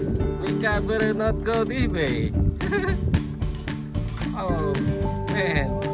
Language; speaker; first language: English; non-native, learner; Vietnamese